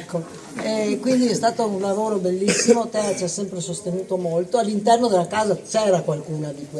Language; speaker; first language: Italian; native; Italian